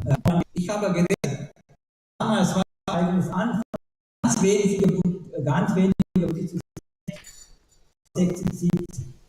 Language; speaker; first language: German; non-native, learner; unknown